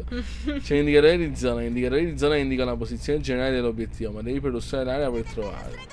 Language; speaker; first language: Italian; native; Italian